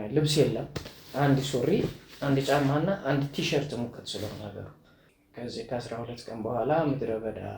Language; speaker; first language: Amharic; native; Amharic